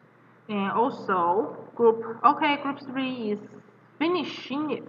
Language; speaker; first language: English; non-native, fluent; Chinese